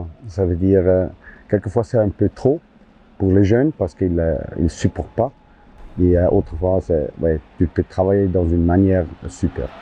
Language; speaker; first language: French; non-native, local second language; German